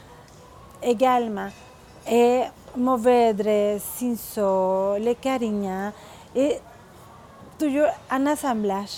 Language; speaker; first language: French; non-native, fluent; Spanish